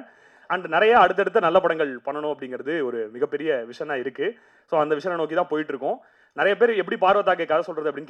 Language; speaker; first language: Tamil; native; Tamil